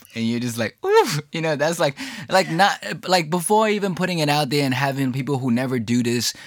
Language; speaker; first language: English; early bilingual, other home language; Chinese